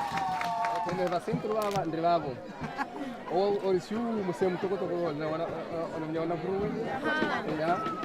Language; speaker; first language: Portuguese; non-native, local second language; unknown